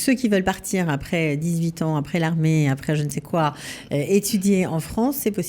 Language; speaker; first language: French; native; French